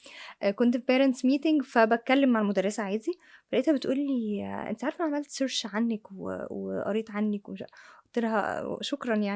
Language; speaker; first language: Arabic; native; Arabic